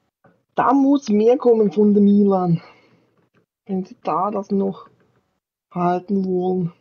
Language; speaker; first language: German; native; German